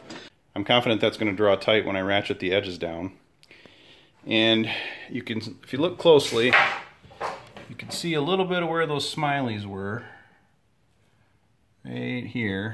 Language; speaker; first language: English; native; English